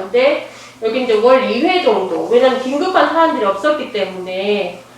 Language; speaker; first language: Korean; native; Korean